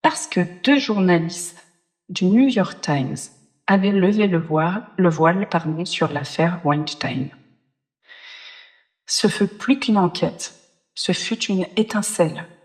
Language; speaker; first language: French; native; French